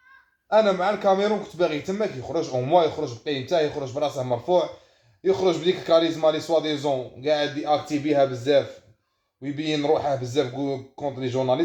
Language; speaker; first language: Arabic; native; Arabic